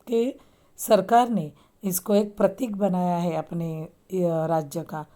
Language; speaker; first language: Hindi; non-native, local second language; Marathi